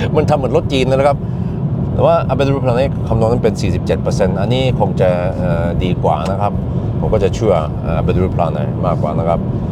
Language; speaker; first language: Thai; non-native, fluent; Swedish